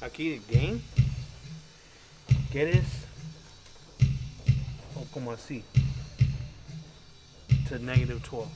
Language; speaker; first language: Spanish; early bilingual, heritage; Spanish